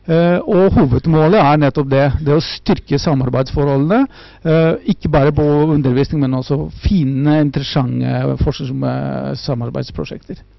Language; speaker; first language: Norwegian; non-native, fluent; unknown